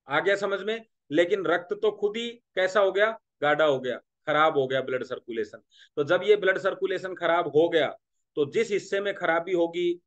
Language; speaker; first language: Hindi; non-native, local second language; Marathi